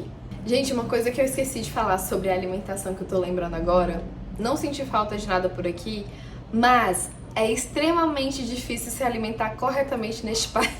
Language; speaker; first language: Portuguese; native; Portuguese